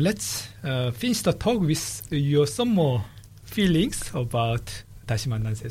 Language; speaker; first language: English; non-native, fluent; Korean